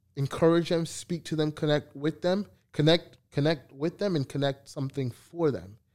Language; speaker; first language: English; early bilingual, other home language; Haitian Creole